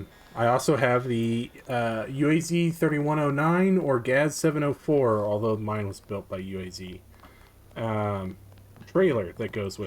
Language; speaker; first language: English; native; English